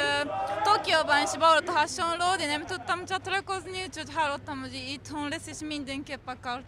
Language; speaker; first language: Hungarian; non-native, fluent; Japanese